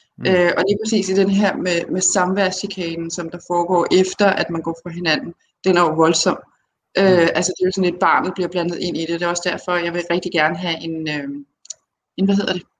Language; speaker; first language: Danish; early bilingual, other home language; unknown